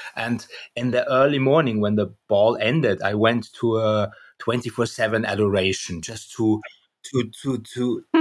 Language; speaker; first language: English; non-native, fluent; German